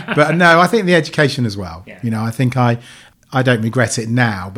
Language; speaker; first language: English; native; English